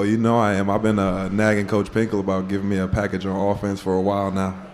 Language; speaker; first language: English; native; English